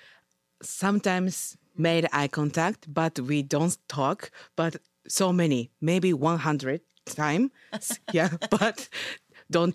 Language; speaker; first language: English; non-native, learner; Japanese